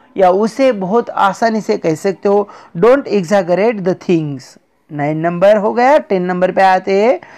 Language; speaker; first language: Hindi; non-native, local second language; Marathi